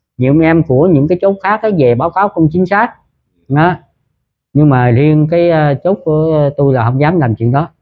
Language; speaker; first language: Vietnamese; early bilingual, heritage; Vietnamese